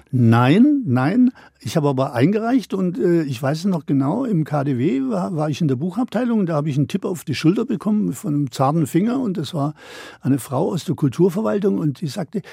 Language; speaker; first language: German; native; German